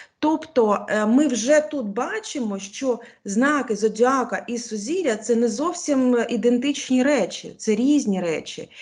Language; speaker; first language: Ukrainian; non-native, local second language; Russian